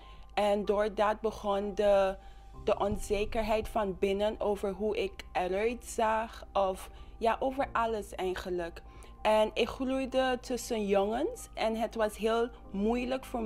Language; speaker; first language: Dutch; non-native, local second language; English